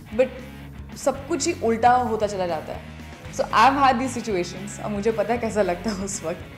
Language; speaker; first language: Hindi; native; Hindi